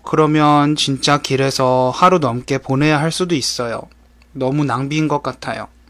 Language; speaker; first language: Korean; native; Korean